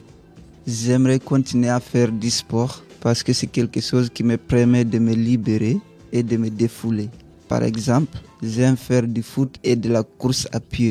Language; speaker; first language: French; non-native, learner; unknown